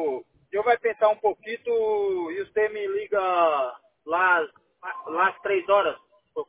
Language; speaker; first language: Spanish; non-native, learner; Portuguese